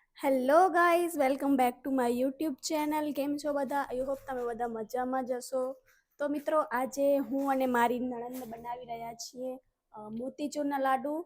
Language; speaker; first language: Gujarati; non-native, local second language; Kachhi